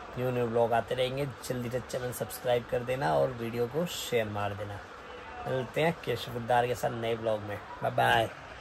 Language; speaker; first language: Hindi; native; Hindi